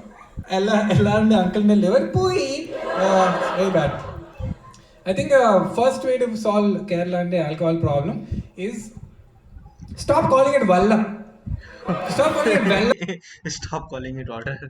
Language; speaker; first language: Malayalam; non-native, learner; English